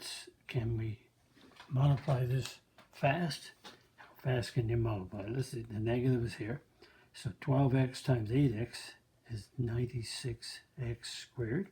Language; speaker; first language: English; native; English